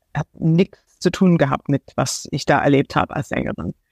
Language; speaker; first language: German; non-native, fluent; English